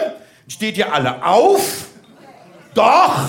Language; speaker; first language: German; native; German